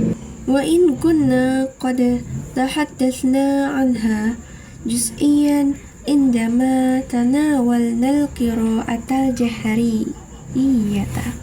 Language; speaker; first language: Arabic; non-native, learner; Indonesian